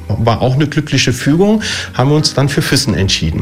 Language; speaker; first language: German; early bilingual, other home language; Italian